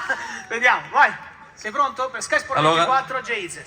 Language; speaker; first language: Italian; native; Italian